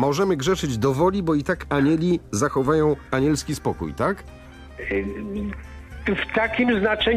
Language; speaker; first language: Polish; native; Polish